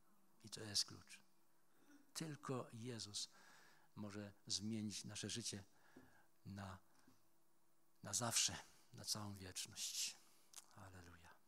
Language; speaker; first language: Polish; native; Polish